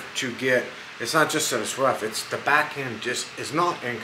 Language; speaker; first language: English; native; English